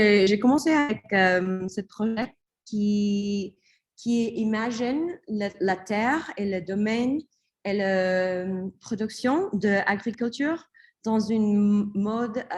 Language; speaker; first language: French; non-native, learner; English